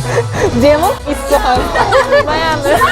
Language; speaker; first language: Korean; non-native, fluent; Japanese